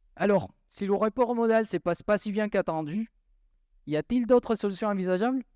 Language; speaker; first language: French; non-native, fluent; Spanish